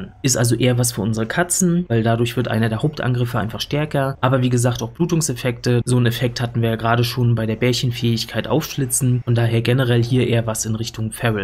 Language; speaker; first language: German; native; German